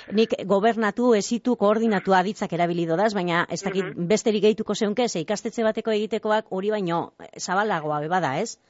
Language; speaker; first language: Basque; native; Basque